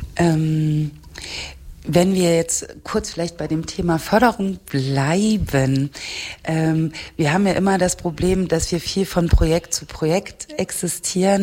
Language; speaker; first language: German; native; German